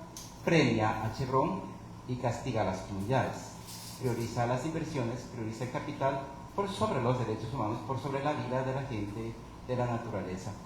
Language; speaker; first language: Spanish; native; Spanish